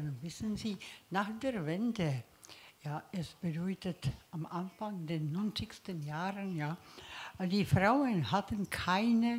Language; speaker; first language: German; non-native, learner; Czech